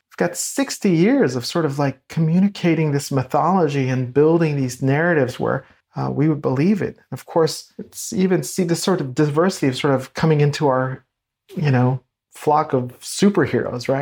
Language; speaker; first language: English; native; English